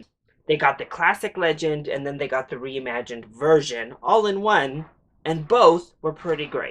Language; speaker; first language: English; native; English